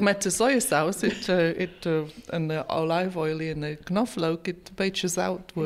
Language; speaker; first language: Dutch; non-native, learner; English